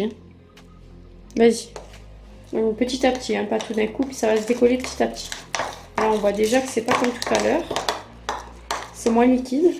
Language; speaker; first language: French; native; French